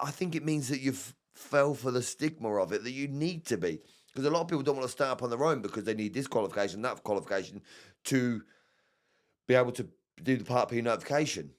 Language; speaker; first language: English; native; English